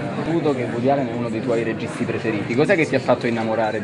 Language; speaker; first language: Italian; native; Italian